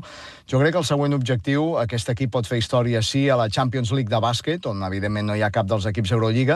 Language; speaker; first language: Catalan; native; Catalan